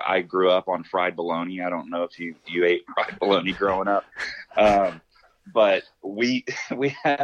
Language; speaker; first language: English; native; English